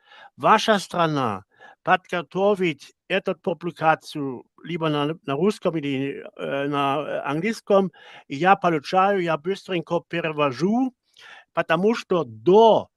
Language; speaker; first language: Russian; non-native, learner; German